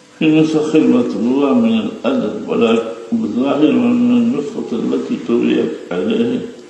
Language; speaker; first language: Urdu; native; Urdu